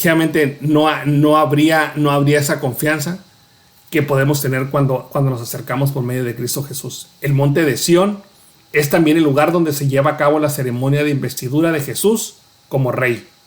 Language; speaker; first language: Spanish; native; Spanish